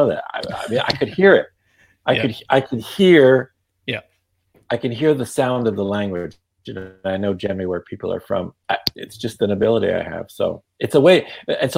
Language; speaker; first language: English; non-native, fluent; Yiddish